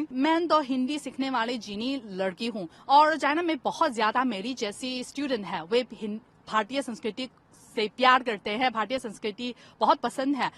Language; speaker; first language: Hindi; non-native, fluent; Chinese